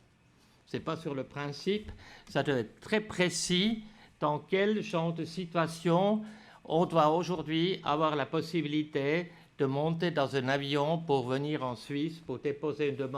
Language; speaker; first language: French; native; French